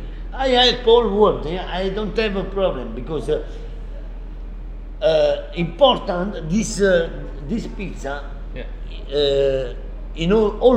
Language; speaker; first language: English; non-native, learner; Italian